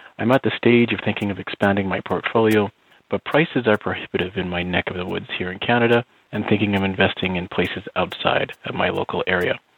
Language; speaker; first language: English; native; English